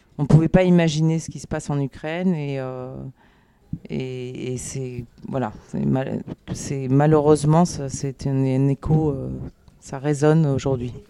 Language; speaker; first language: French; native; French